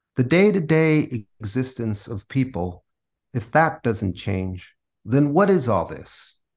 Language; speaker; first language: English; early bilingual, other home language; Spanish